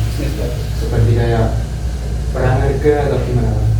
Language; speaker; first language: Indonesian; native; Indonesian